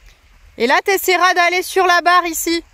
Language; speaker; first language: French; native; French